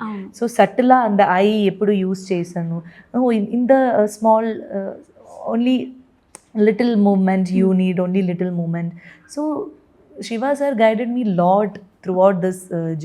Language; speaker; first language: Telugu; non-native, learner; Malayalam